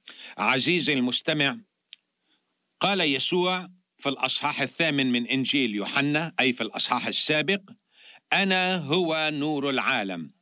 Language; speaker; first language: Arabic; native; Arabic